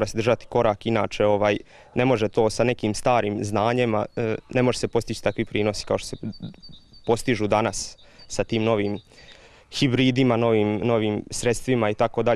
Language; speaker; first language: Croatian; native; Croatian